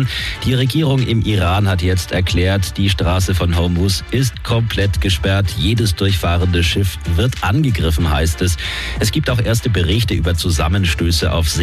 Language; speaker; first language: German; native; German